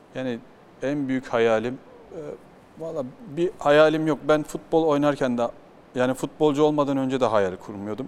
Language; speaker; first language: Turkish; early bilingual, heritage; Turkish